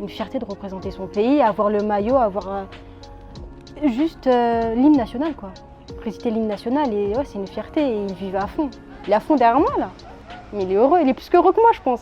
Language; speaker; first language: French; early bilingual, other home language; Arabic